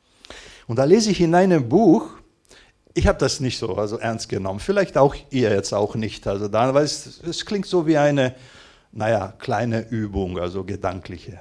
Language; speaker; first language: German; non-native, fluent; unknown